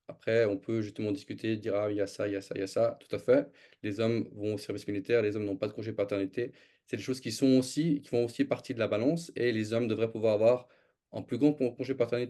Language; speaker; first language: French; native; French